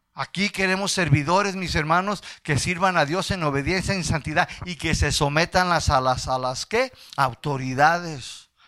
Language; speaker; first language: Spanish; early bilingual, heritage; Spanish